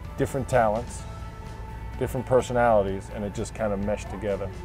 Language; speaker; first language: English; native; English